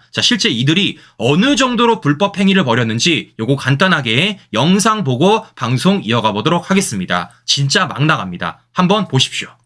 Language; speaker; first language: Korean; native; Korean